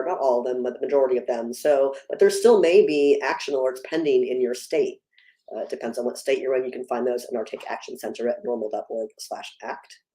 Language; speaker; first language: English; native; English